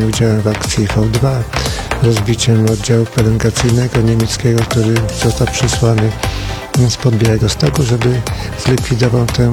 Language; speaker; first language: Polish; native; Polish